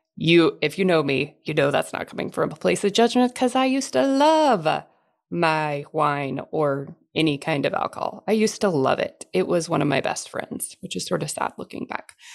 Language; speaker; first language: English; native; English